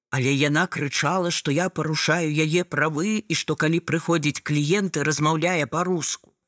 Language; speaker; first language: Belarusian; non-native, local second language; Russian